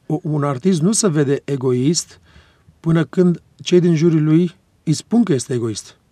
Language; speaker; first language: Romanian; native; Romanian